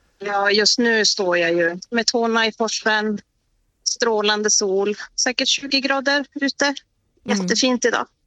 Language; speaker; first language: Swedish; native; Swedish